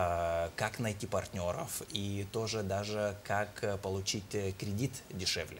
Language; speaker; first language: Russian; non-native, fluent; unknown